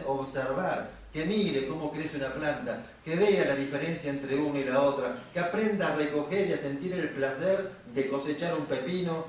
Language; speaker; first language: Spanish; native; Spanish